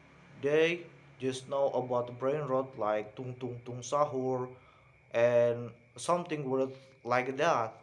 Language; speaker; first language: English; non-native, learner; Indonesian